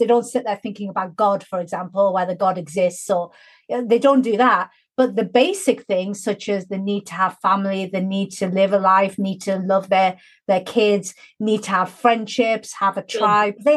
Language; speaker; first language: English; native; English